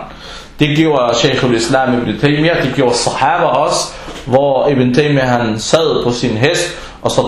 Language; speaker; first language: Danish; non-native, fluent; Arabic